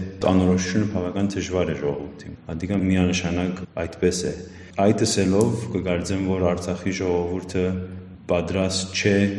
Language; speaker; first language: Armenian; early bilingual, heritage; Armenian